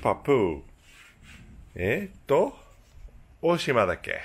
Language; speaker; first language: Japanese; native; Japanese